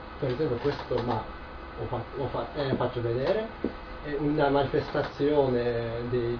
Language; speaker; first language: Italian; non-native, learner; Japanese